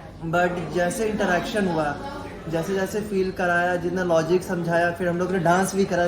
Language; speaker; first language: Hindi; native; Hindi